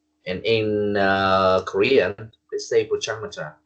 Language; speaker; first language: English; non-native, learner; Vietnamese